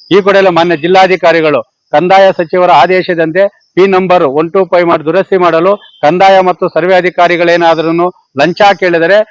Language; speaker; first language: Kannada; native; Kannada